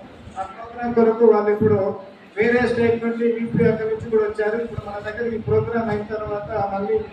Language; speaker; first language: Telugu; native; Telugu